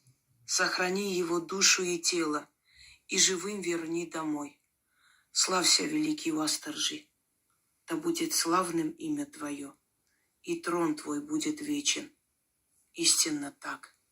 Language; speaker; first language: Russian; native; Russian